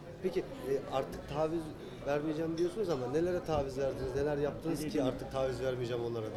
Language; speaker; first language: Turkish; native; Turkish